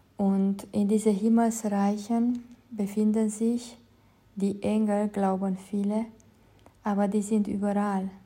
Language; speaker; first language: German; non-native, fluent; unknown